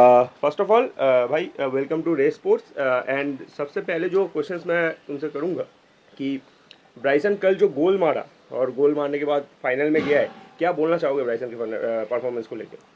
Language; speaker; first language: Hindi; non-native, local second language; Bangla